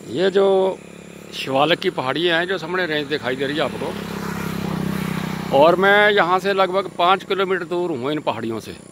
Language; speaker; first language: Hindi; non-native, local second language; Punjabi